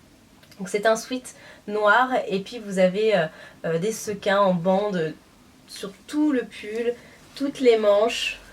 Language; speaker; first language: French; native; French